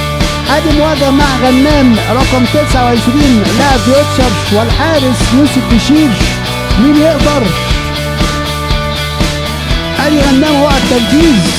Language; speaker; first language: Arabic; native; Arabic